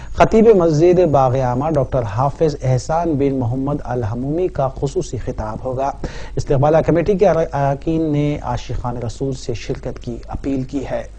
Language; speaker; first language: Urdu; native; Urdu